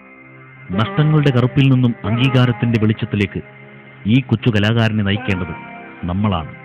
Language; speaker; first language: Malayalam; native; Malayalam